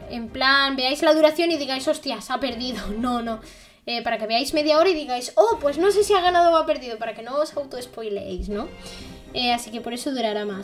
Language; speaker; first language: Spanish; native; Spanish